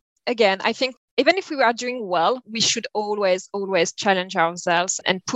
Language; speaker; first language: English; non-native, fluent; French